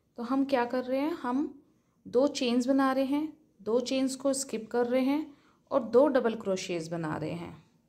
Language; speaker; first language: Hindi; native; Hindi